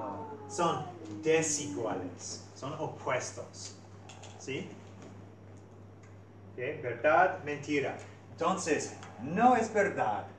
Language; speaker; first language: Spanish; non-native, fluent; English